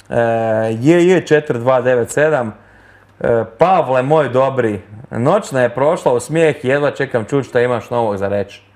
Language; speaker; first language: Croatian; native; Croatian